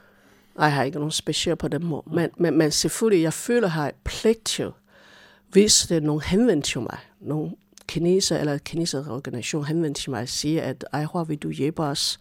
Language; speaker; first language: Danish; non-native, fluent; Chinese